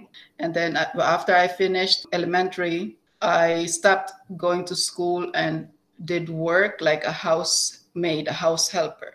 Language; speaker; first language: English; non-native, local second language; Cebuano